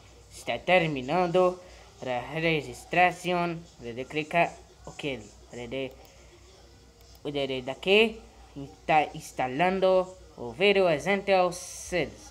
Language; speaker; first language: Spanish; non-native, learner; Portuguese